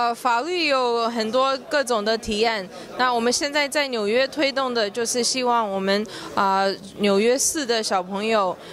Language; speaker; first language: Chinese; early bilingual, heritage; Chinese